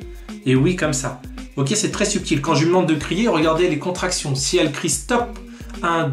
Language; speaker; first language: French; native; French